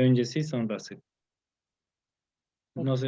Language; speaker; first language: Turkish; non-native, fluent; Spanish